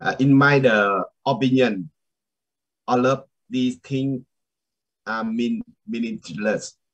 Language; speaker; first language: English; non-native, learner; Vietnamese